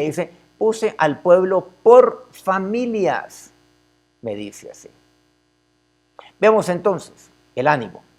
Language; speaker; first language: Spanish; native; Spanish